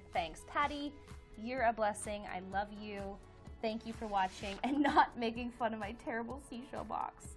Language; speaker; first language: English; native; English